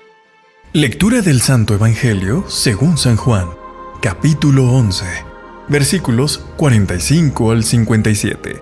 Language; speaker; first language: Spanish; native; Spanish